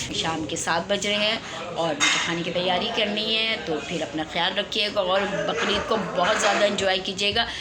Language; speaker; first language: Urdu; native; Urdu